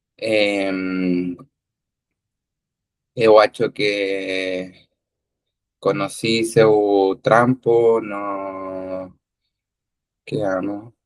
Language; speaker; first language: Portuguese; non-native, learner; Spanish